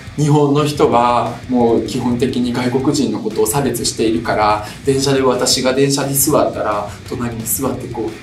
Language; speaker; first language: Japanese; early bilingual, other home language; Russian